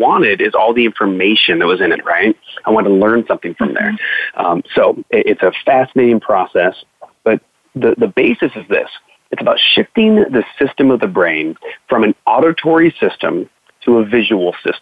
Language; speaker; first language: English; native; English